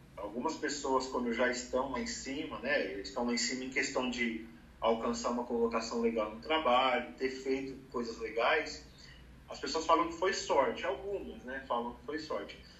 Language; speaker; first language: Portuguese; native; Portuguese